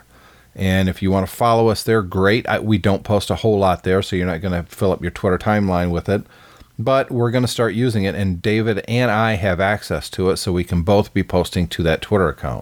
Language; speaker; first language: English; native; English